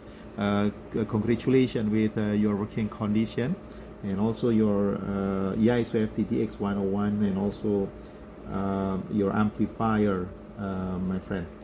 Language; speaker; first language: English; non-native, learner; Indonesian